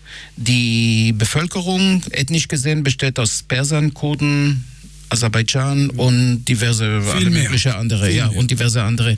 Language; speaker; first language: German; non-native, fluent; Hebrew